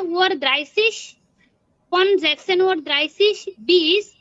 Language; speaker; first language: German; non-native, learner; Bangla